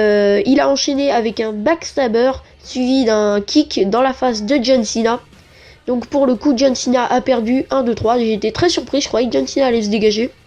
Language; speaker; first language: French; native; French